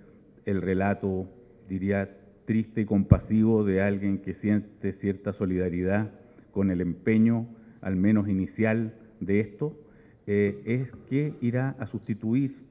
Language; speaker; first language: Spanish; native; Spanish